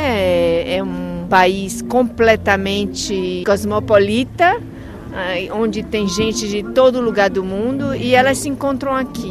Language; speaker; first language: Portuguese; native; Portuguese